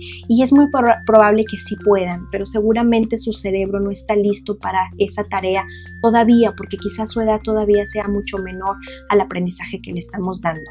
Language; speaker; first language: Spanish; native; Spanish